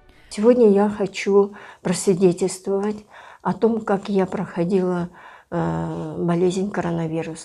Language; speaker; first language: Russian; native; Russian